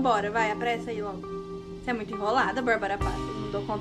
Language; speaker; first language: Portuguese; native; Portuguese